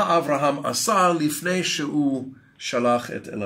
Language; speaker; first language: Hebrew; non-native, fluent; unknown